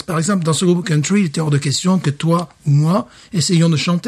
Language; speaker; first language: French; native; French